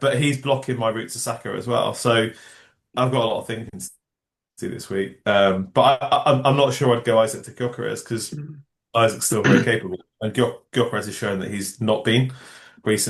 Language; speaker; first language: English; native; English